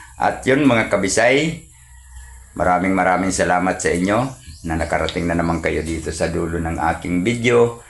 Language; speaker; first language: Filipino; non-native, local second language; Cebuano